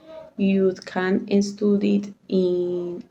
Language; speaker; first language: English; non-native, learner; Spanish